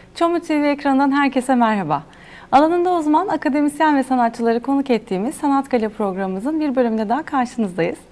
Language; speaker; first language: Turkish; native; Turkish